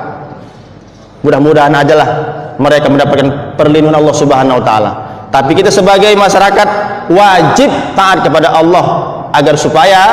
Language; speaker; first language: Indonesian; native; Indonesian